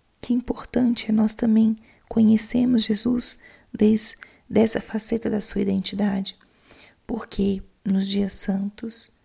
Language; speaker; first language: Portuguese; native; Portuguese